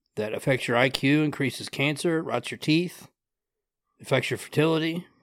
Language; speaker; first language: English; native; English